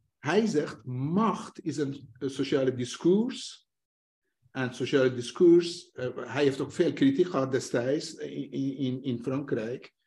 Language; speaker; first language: Dutch; non-native, fluent; Persian